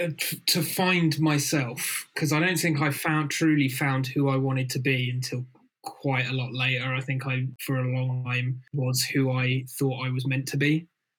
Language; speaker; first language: English; native; English